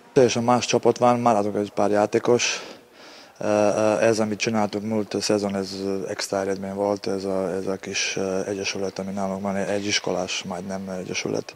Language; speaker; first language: Hungarian; non-native, learner; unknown